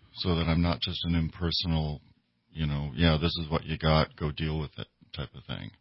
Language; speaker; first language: English; native; English